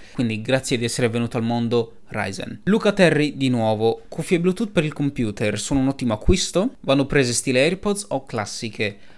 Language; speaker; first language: Italian; early bilingual, other home language; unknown